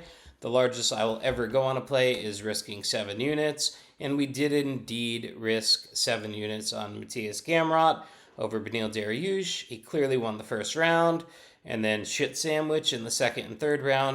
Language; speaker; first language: English; native; English